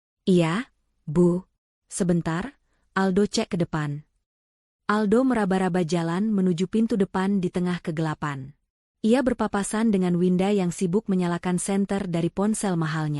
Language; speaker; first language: Indonesian; native; Indonesian